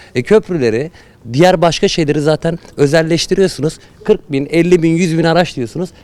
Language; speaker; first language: Turkish; native; Turkish